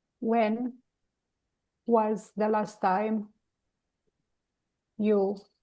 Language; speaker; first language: English; non-native, learner; Romanian